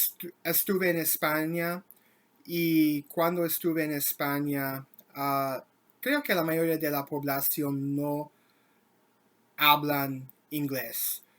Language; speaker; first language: Spanish; non-native, learner; English